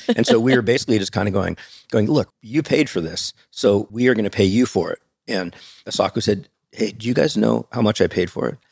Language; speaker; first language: English; native; English